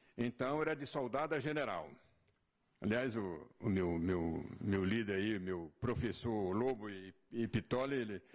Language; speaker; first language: Portuguese; native; Portuguese